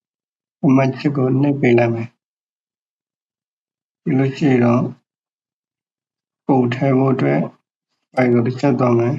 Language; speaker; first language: Burmese; native; Burmese